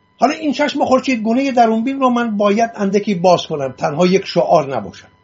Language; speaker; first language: Persian; non-native, local second language; Assyrian Neo-Aramaic